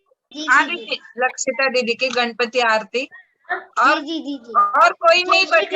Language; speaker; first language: Hindi; native; Hindi